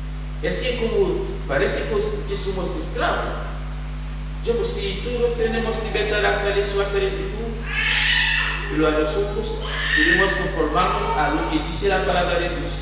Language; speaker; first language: Spanish; non-native, fluent; French